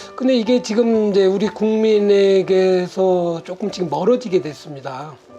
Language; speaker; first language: Korean; native; Korean